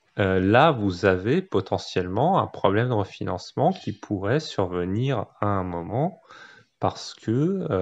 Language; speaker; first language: French; native; French